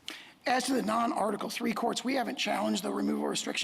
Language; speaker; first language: English; native; English